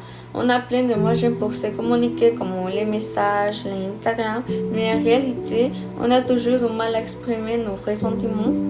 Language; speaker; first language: French; non-native, fluent; Spanish